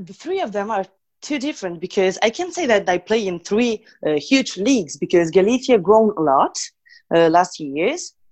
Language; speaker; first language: English; non-native, fluent; Spanish